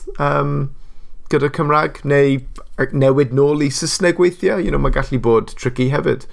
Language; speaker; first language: Welsh; non-native, local second language; English